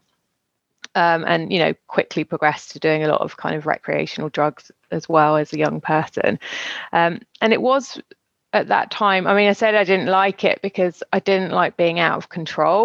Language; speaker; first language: English; native; English